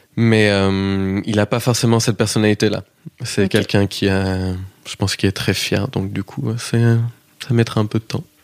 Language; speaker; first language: French; early bilingual, heritage; French